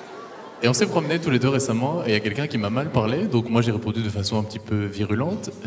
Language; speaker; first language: French; native; French